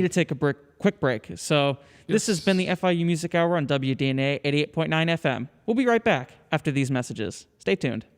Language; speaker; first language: English; native; English